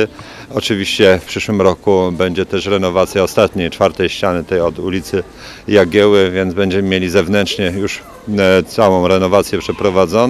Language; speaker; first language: Polish; native; Polish